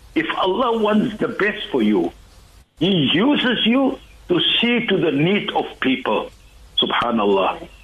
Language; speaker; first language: English; non-native, local second language; Afrikaans